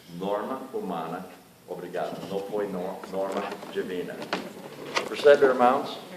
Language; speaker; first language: Portuguese; non-native, fluent; English